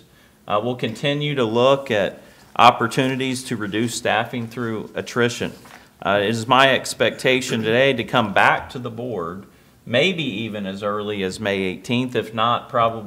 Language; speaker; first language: English; native; English